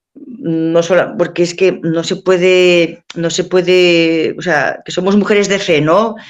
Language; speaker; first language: Spanish; native; Spanish